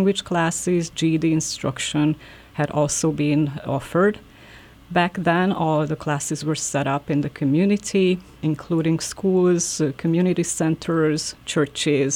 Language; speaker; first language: English; non-native, fluent; Hungarian